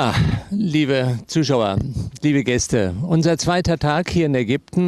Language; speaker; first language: German; native; German